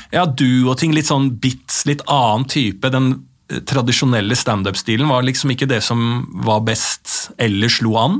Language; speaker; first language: Norwegian; native; Norwegian